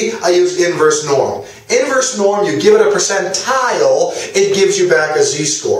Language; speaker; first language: English; native; English